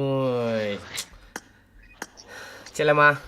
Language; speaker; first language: Chinese; non-native, learner; Indonesian